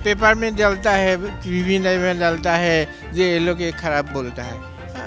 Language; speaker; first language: Hindi; non-native, local second language; Assamese